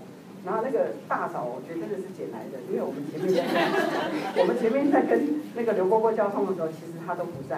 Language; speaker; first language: Chinese; native; Chinese